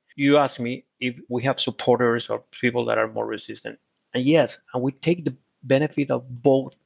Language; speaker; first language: English; non-native, fluent; Spanish